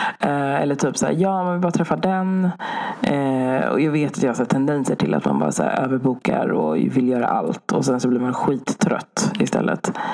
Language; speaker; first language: Swedish; early bilingual, other home language; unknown